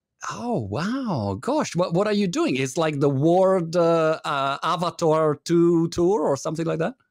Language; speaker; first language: English; non-native, fluent; Italian